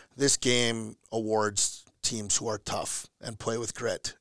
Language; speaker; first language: English; native; English